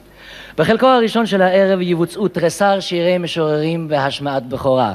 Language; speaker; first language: Hebrew; native; Hebrew